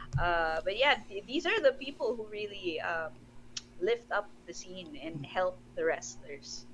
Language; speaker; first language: English; non-native, local second language; Filipino